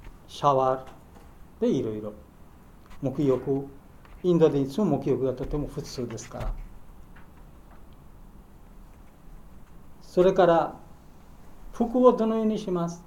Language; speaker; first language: Japanese; non-native, learner; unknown